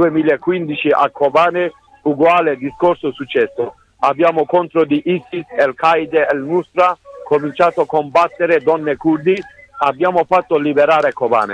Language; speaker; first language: Italian; non-native, learner; Kurdish